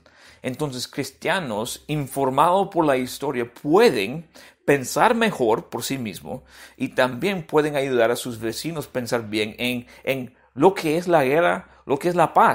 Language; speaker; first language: Spanish; non-native, fluent; English